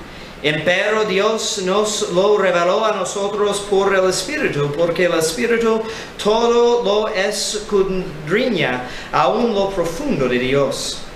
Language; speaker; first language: Spanish; non-native, fluent; English